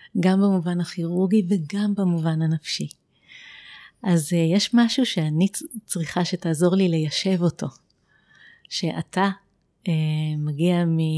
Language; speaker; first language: Hebrew; native; Hebrew